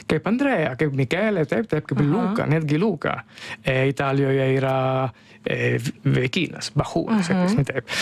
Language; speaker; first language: Lithuanian; non-native, fluent; Italian